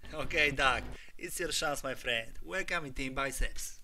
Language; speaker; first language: English; non-native, learner; Polish